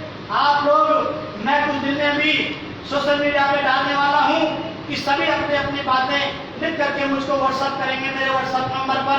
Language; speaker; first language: Hindi; native; Hindi